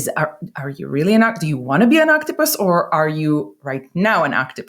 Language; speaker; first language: English; non-native, fluent; Hebrew